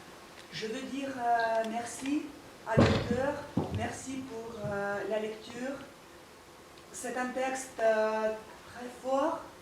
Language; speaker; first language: French; non-native, fluent; Russian